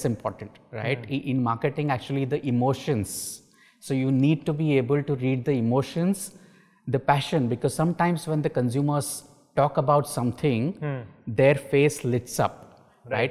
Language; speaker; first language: English; non-native, local second language; Marathi